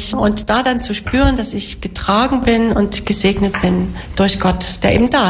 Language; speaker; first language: German; native; German